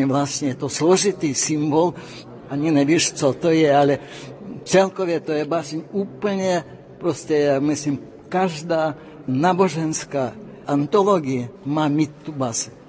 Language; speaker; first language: Czech; non-native, fluent; Russian